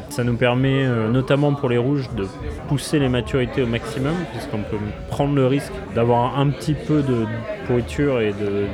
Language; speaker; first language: French; native; French